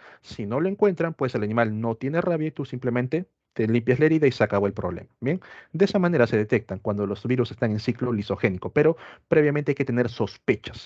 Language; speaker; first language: Spanish; native; Spanish